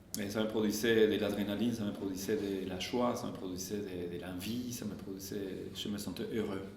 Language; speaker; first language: French; non-native, fluent; Spanish